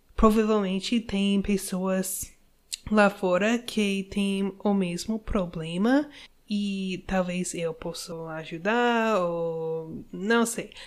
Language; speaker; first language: Portuguese; non-native, fluent; English